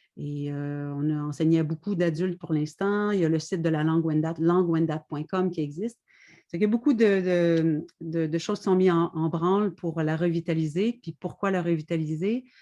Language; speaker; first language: French; native; French